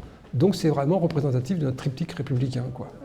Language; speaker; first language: French; native; French